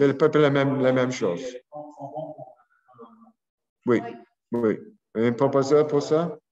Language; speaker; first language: French; non-native, local second language; English